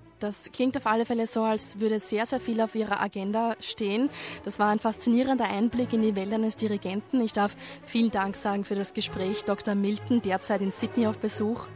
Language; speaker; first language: German; native; German